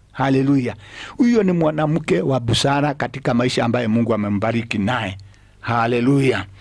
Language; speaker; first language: Swahili; non-native, local second language; Kikuyu